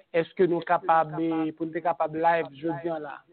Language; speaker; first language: French; non-native, local second language; Haitian Creole